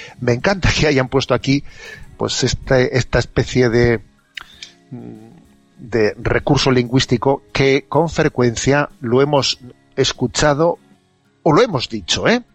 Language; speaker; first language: Spanish; native; Spanish